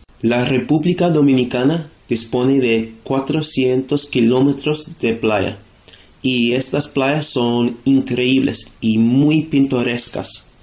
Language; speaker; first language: Spanish; non-native, fluent; English